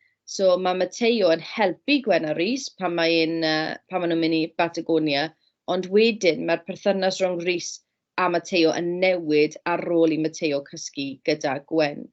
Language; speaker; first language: Welsh; non-native, fluent; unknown